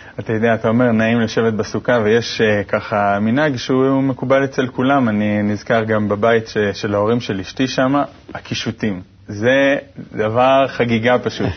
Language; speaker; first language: Hebrew; native; Hebrew